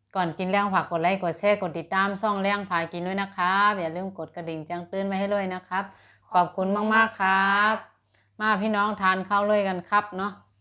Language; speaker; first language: Thai; native; Thai